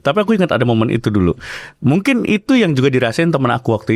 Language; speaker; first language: Indonesian; native; Indonesian